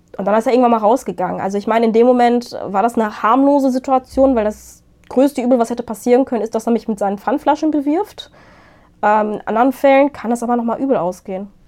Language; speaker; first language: German; early bilingual, other home language; Arabic